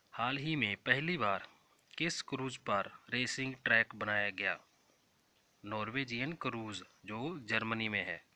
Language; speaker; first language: Hindi; non-native, local second language; Punjabi